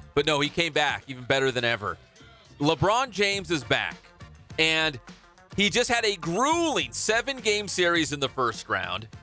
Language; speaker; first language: English; native; English